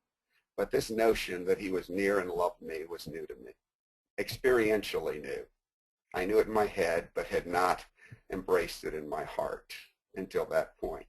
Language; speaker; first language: English; native; English